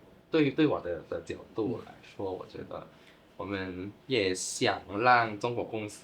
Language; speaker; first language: Chinese; non-native, fluent; Thai